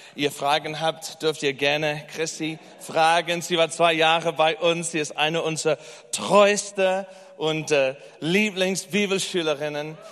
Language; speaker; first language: German; non-native, fluent; English